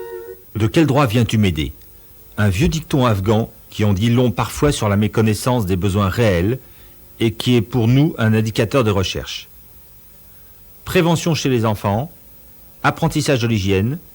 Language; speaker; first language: French; native; French